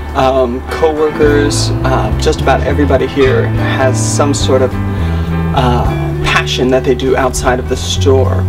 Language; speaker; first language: English; native; English